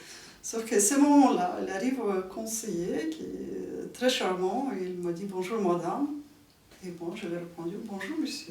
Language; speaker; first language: French; non-native, fluent; Ukrainian